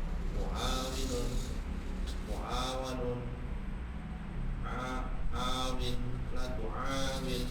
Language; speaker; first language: Arabic; non-native, learner; Indonesian